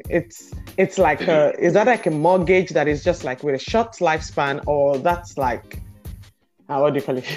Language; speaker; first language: English; non-native, local second language; Yoruba